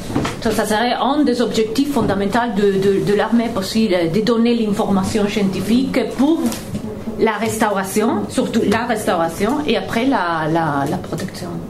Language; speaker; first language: French; non-native, fluent; Italian